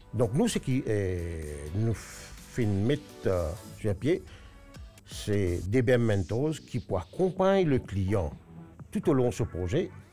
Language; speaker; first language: French; non-native, local second language; Morisyen